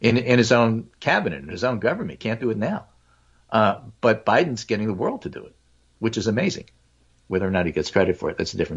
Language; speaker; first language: English; native; English